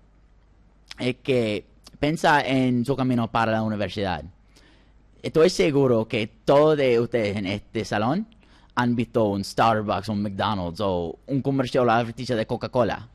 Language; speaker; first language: Spanish; non-native, fluent; English